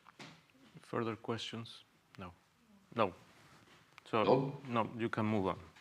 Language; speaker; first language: English; non-native, fluent; Spanish